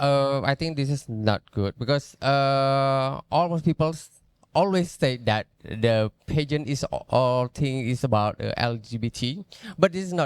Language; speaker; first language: English; non-native, learner; Indonesian